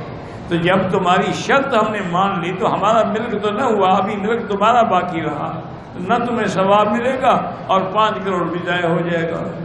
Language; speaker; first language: Urdu; native; Urdu